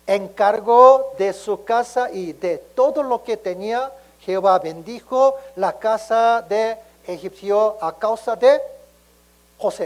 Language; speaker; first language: Spanish; non-native, learner; Korean